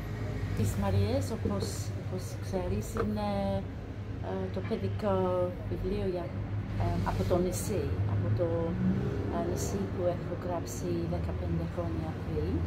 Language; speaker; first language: Greek; non-native, learner; English